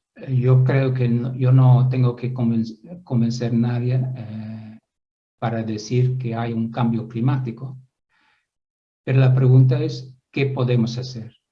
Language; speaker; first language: Spanish; non-native, fluent; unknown